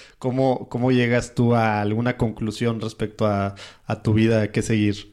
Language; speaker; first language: Spanish; native; Spanish